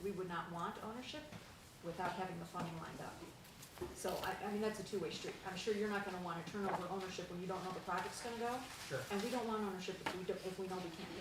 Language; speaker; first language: English; native; English